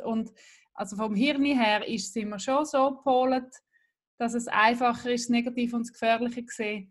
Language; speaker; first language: German; native; German